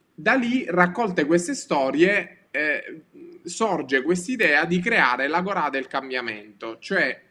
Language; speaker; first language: Italian; native; Italian